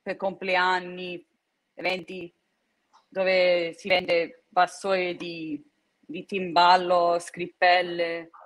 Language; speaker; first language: Italian; early bilingual, heritage; Italian